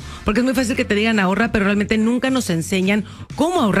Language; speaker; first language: Spanish; native; Spanish